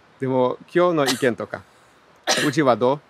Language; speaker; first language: Japanese; non-native, learner; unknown